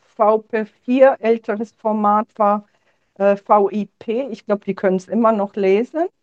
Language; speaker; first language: German; non-native, fluent; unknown